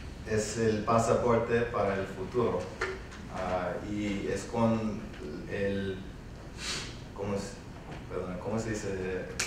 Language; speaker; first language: Spanish; early bilingual, other home language; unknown